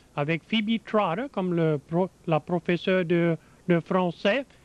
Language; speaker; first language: French; early bilingual, heritage; French